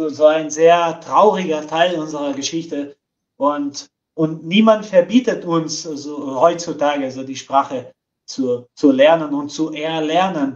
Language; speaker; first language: German; non-native, fluent; Portuguese